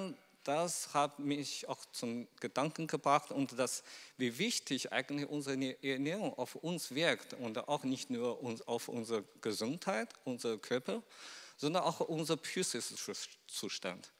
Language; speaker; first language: German; non-native, fluent; Chinese